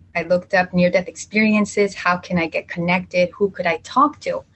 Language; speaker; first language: English; early bilingual, other home language; Spanish